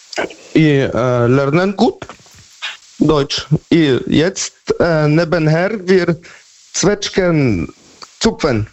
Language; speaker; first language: German; non-native, learner; Polish